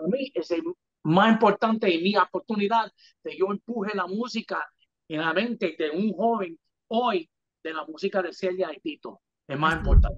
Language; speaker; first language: Spanish; early bilingual, heritage; English